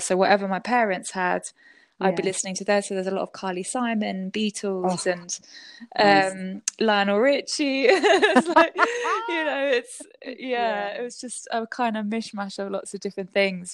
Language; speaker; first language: English; native; English